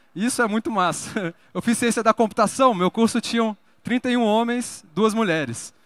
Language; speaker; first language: Portuguese; native; Portuguese